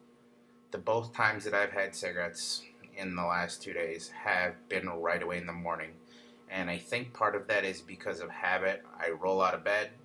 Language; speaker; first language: English; native; English